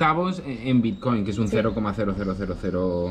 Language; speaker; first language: Spanish; native; Spanish